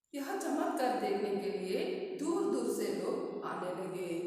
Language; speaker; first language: Hindi; non-native, local second language; Kannada